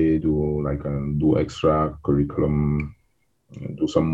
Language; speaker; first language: English; non-native, local second language; French